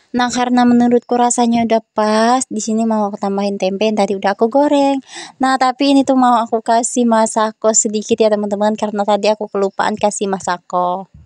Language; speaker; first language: Indonesian; non-native, local second language; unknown